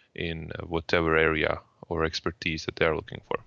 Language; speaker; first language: English; non-native, fluent; Croatian